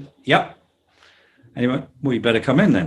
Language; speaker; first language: English; native; English